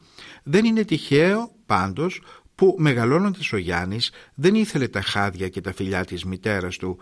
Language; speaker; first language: Greek; native; Greek